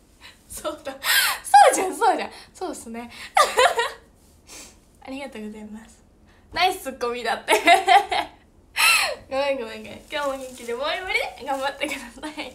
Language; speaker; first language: Japanese; native; Japanese